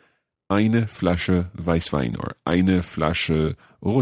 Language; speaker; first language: German; non-native, learner; English